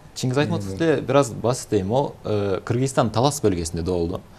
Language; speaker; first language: Turkish; non-native, fluent; Kyrgyz